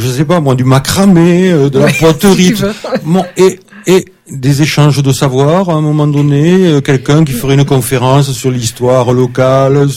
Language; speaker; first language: French; native; French